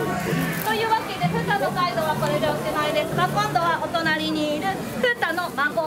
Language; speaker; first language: Japanese; native; Japanese